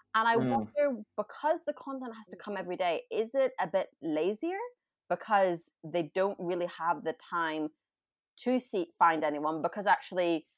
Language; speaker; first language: English; native; English